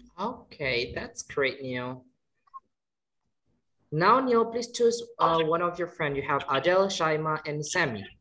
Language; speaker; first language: English; non-native, fluent; Indonesian